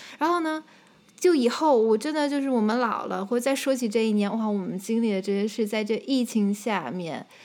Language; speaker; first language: Chinese; native; Chinese